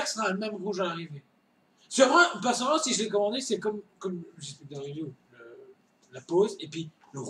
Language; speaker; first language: French; native; French